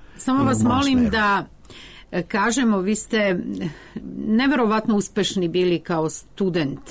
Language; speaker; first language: Serbian; native; Serbian